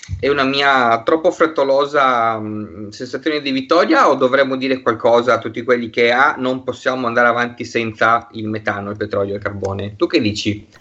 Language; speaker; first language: Italian; native; Italian